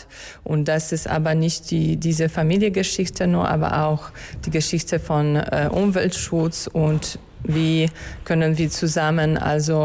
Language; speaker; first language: German; non-native, fluent; Polish